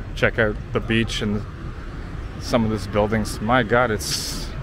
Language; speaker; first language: English; native; English